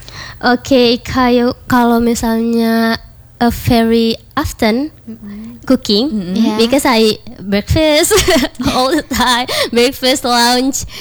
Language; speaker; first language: English; non-native, learner; Indonesian